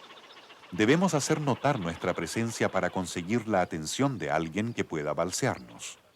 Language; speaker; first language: Spanish; native; Spanish